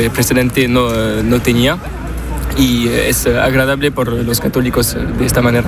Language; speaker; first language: Spanish; non-native, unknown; French